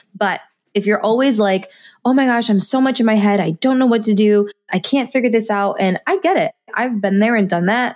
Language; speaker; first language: English; native; English